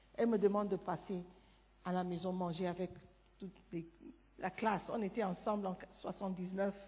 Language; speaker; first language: French; non-native, fluent; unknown